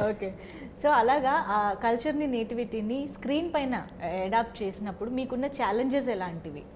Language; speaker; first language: Telugu; native; Telugu